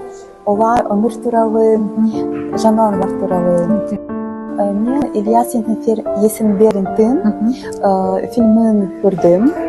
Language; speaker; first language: Kazakh; non-native, learner; Russian